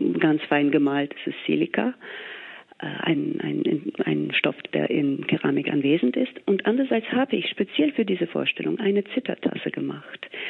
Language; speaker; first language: German; non-native, fluent; English